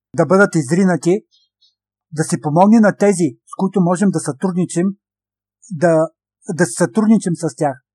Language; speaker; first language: Bulgarian; native; Bulgarian